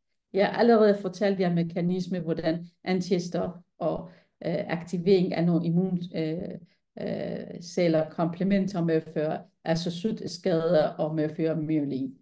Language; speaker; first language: Danish; non-native, fluent; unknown